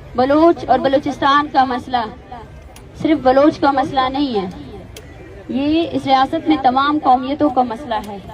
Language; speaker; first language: Urdu; non-native, local second language; Baluchi